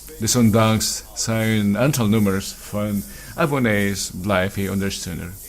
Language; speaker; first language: Dutch; non-native, fluent; Filipino